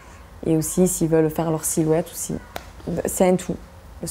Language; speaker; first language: French; native; French